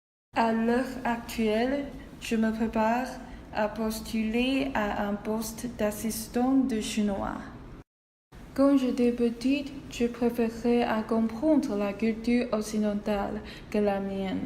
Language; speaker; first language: French; non-native, learner; Chinese